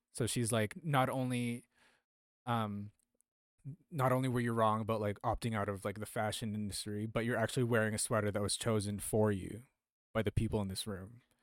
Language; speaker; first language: English; early bilingual, other home language; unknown